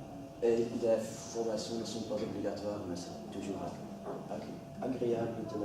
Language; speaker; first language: French; non-native, learner; Dutch